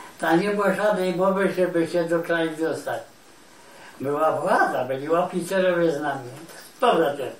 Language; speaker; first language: Polish; native; Polish